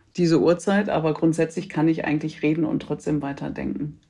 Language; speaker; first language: German; native; German